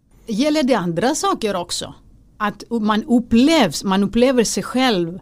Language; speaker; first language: Swedish; non-native, fluent; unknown